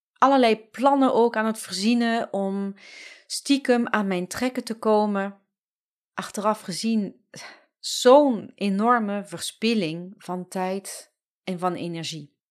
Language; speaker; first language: Dutch; non-native, fluent; French